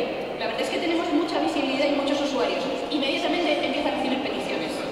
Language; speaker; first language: Spanish; native; Spanish